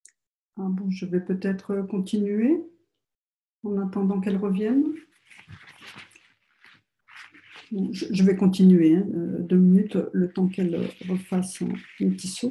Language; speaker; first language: French; native; French